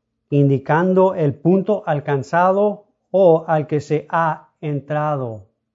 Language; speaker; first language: Spanish; non-native, fluent; English